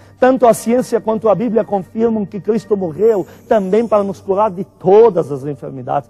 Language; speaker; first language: Portuguese; non-native, fluent; Arabic